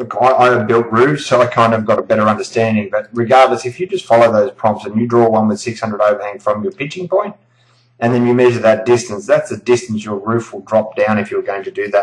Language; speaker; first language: English; native; English